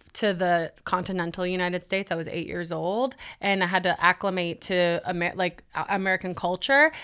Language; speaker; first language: English; early bilingual, other home language; Spanish